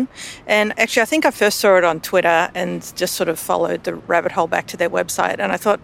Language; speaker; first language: English; native; English